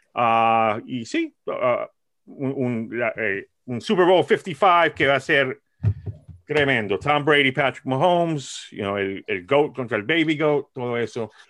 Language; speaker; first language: Spanish; early bilingual, heritage; Spanish